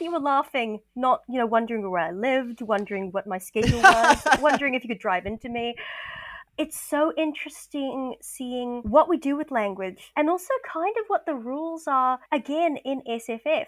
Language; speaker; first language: English; native; English